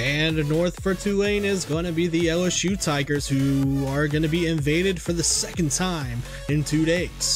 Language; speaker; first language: English; native; English